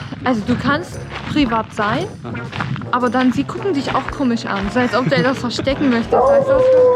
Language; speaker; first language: German; native; German